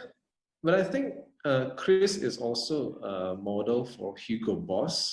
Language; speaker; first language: English; non-native, fluent; Indonesian